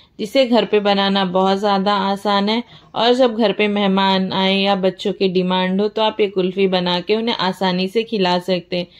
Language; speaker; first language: Hindi; native; Hindi